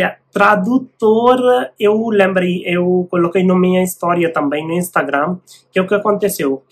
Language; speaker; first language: Portuguese; non-native, learner; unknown